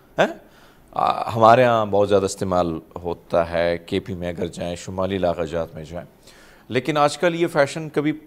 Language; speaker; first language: Urdu; non-native, local second language; Punjabi